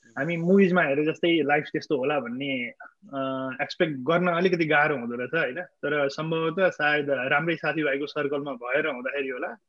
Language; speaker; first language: Nepali; native; Nepali